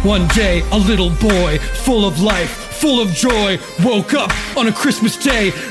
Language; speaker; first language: English; native; English